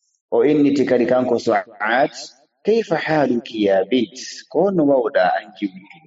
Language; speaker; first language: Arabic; non-native, fluent; Fula